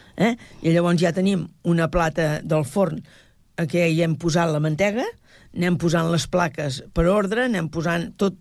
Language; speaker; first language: Catalan; native; Catalan